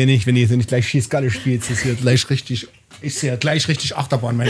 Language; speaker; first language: German; native; German